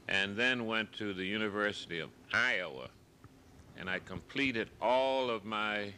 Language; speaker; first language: English; native; English